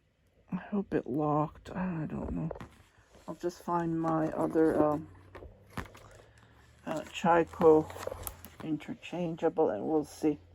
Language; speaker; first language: English; non-native, fluent; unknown